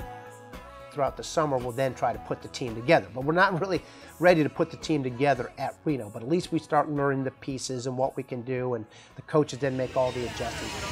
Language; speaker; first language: English; native; English